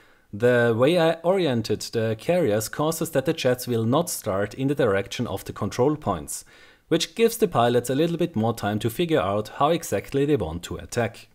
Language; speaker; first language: English; non-native, fluent; German